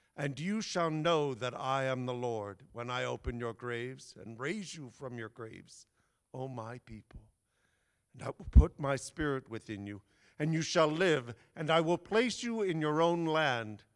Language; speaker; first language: English; native; English